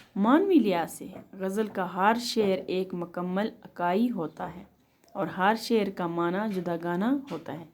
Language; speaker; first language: Urdu; non-native, local second language; Kashmiri